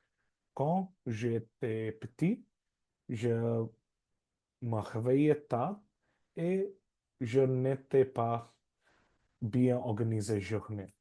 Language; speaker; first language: French; non-native, learner; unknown